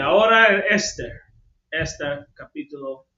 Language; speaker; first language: Spanish; non-native, learner; English